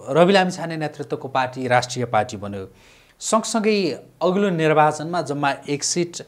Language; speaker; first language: Nepali; native; Nepali